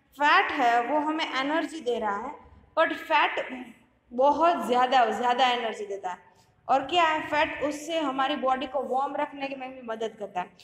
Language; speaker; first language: Hindi; non-native, local second language; Gujarati